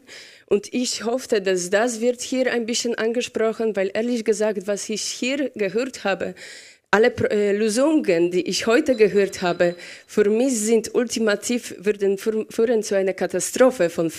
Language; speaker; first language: German; non-native, fluent; Polish